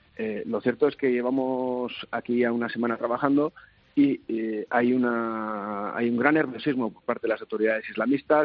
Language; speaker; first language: Spanish; native; Spanish